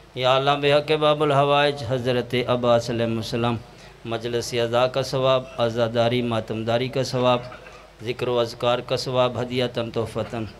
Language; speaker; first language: Urdu; non-native, local second language; Punjabi